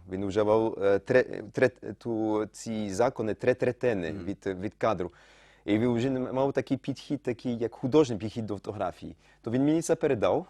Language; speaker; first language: Ukrainian; early bilingual, heritage; Ukrainian